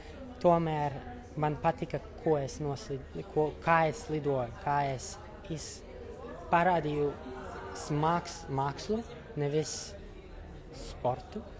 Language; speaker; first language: Latvian; non-native, local second language; Russian